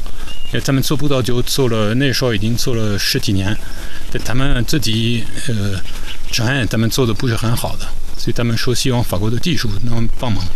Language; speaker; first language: Chinese; non-native, fluent; French